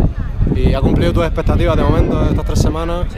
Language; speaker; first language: Spanish; native; Spanish